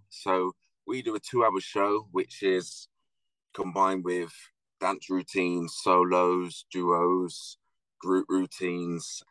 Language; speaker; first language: English; native; English